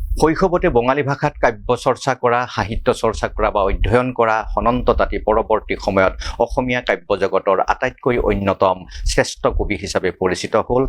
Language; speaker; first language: Assamese; native; Assamese